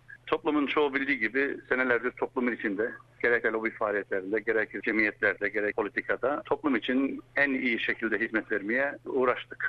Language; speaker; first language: Turkish; early bilingual, heritage; Turkish